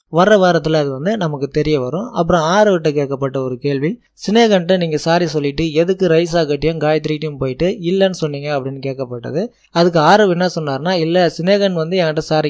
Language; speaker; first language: Tamil; native; Tamil